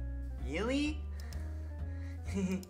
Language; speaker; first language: English; native; English